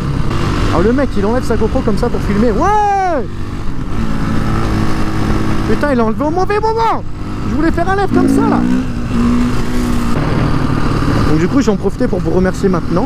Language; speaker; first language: French; native; French